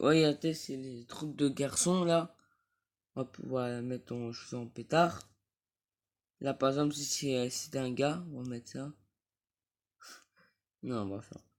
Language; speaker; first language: French; native; French